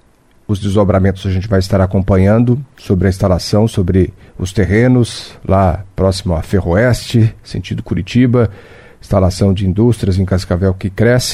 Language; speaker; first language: Portuguese; native; Portuguese